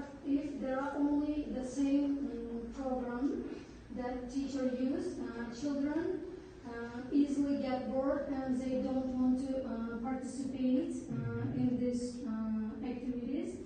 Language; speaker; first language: English; non-native, learner; Uzbek